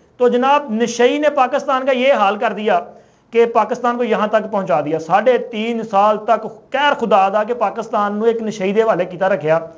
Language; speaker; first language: Urdu; non-native, local second language; Punjabi